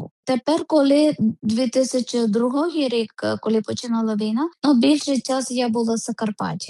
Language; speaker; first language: Ukrainian; non-native, learner; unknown